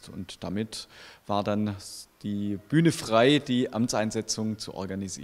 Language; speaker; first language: German; native; German